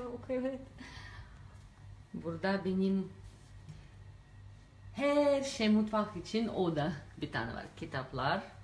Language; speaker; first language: Turkish; non-native, learner; Russian